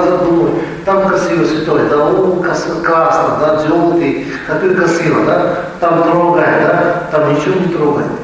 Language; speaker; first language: Russian; non-native, learner; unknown